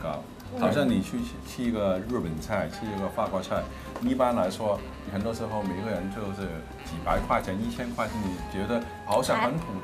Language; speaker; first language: Chinese; non-native, local second language; Cantonese